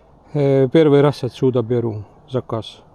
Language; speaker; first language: Russian; non-native, local second language; Estonian